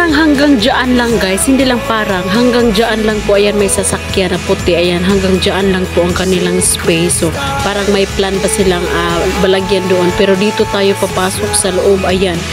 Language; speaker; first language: Filipino; non-native, local second language; Cebuano